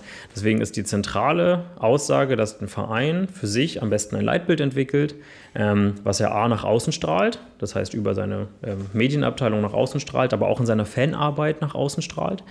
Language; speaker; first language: German; native; German